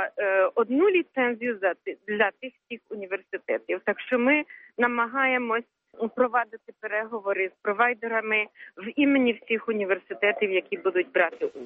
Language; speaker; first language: Ukrainian; early bilingual, heritage; Ukrainian